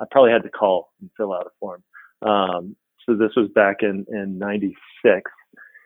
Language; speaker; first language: English; native; English